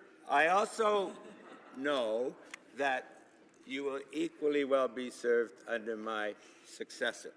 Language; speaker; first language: English; native; English